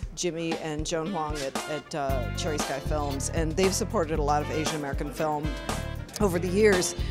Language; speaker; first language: English; native; English